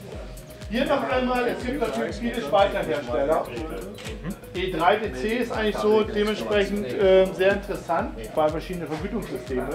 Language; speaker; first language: German; native; German